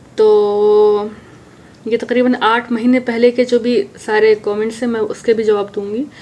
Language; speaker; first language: Urdu; early bilingual, heritage; Urdu